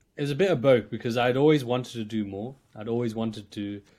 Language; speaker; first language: English; native; English